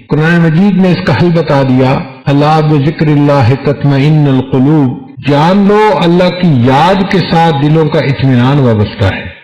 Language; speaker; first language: Urdu; non-native, local second language; Punjabi